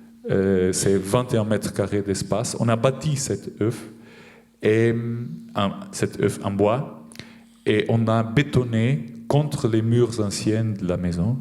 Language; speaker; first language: French; non-native, fluent; Portuguese